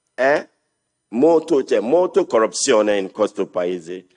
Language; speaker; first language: Italian; non-native, learner; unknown